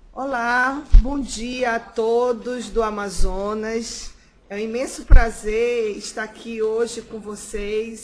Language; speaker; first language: Portuguese; native; Portuguese